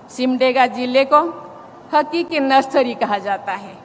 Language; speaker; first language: Hindi; non-native, local second language; Santali